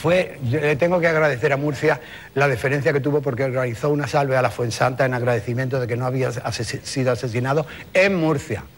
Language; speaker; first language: Spanish; native; Spanish